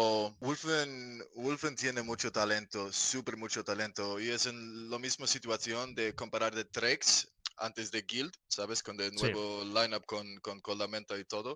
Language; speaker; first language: Spanish; non-native, learner; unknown